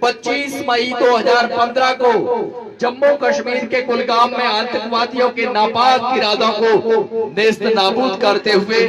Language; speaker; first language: Hindi; native; Hindi